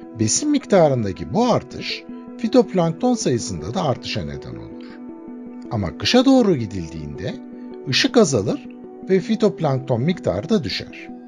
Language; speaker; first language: Turkish; native; Turkish